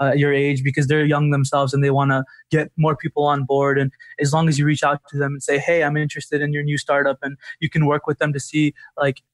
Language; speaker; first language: English; native; English